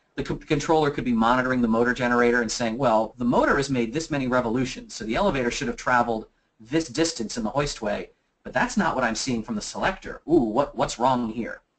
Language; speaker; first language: English; native; English